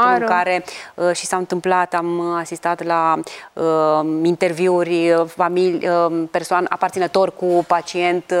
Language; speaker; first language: Romanian; native; Romanian